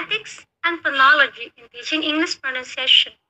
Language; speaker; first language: English; non-native, learner; Indonesian